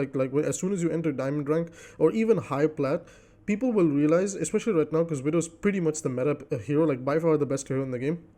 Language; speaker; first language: English; native; English